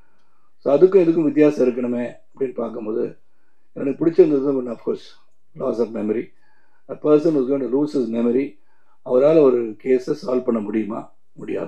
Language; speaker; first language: Tamil; native; Tamil